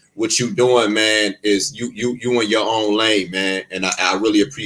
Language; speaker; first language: English; native; English